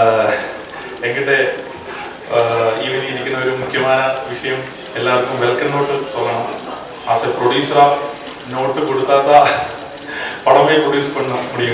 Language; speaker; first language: Tamil; non-native, learner; Malayalam